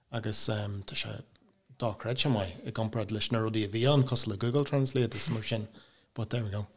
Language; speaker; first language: Irish; non-native, local second language; English